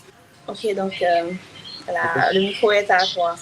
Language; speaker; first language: French; non-native, local second language; Haitian Creole